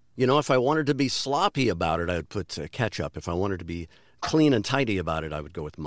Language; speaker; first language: English; native; English